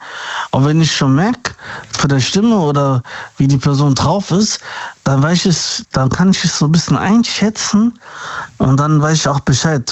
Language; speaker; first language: German; native; German